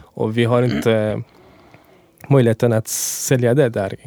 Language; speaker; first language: Swedish; non-native, fluent; Persian